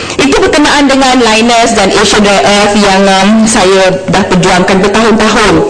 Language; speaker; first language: Malay; native; Malay